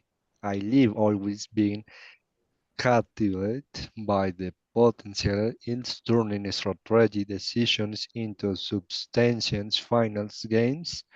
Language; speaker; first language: English; non-native, learner; Spanish